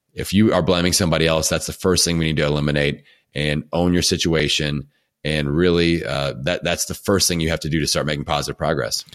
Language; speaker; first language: English; native; English